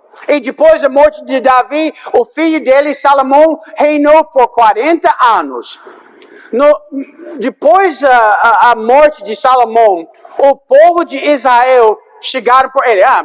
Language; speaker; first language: Portuguese; non-native, fluent; English